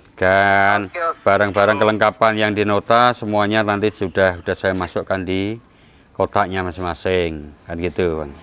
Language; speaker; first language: Indonesian; non-native, local second language; Javanese